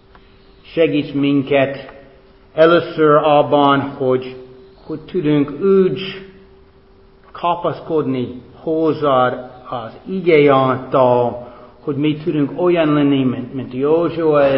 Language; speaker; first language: Hungarian; non-native, fluent; English